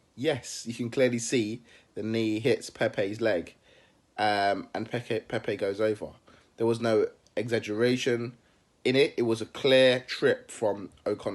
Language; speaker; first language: English; native; English